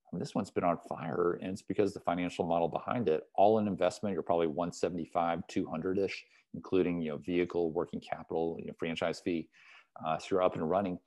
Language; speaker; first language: English; native; English